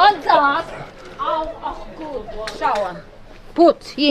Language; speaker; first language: German; non-native, learner; Portuguese